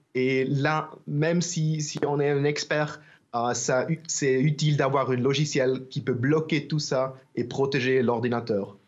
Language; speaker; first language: French; non-native, learner; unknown